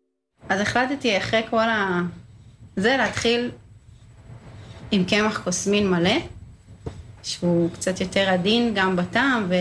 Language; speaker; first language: Hebrew; native; Hebrew